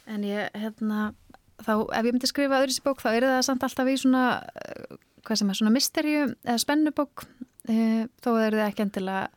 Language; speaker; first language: Icelandic; native; Icelandic